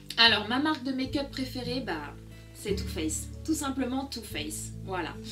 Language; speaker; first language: French; early bilingual, other home language; Portuguese